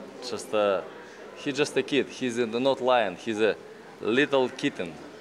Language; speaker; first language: English; non-native, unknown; Russian